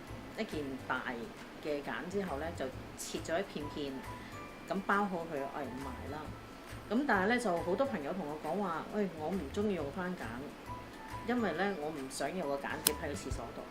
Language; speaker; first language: Cantonese; native; Cantonese